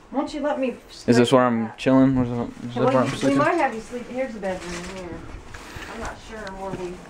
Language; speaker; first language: English; native; English